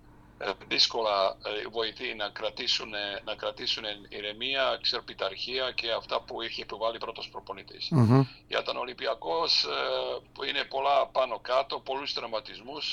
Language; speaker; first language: Greek; non-native, fluent; Serbian